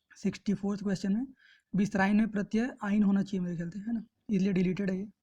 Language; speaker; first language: Hindi; native; Hindi